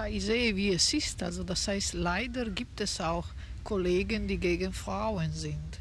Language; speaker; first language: German; non-native, fluent; Italian